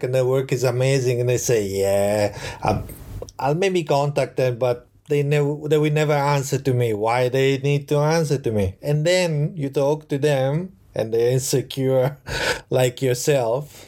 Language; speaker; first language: English; non-native, learner; Italian